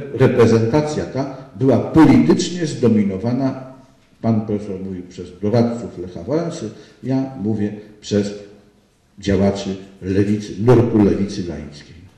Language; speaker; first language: Polish; native; Polish